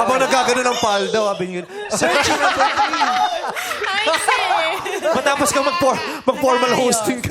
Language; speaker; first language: Filipino; native; Filipino